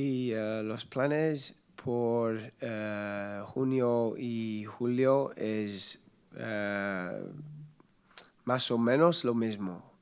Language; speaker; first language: Spanish; non-native, learner; English